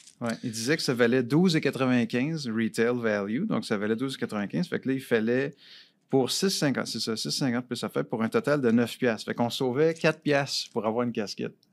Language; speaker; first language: French; native; French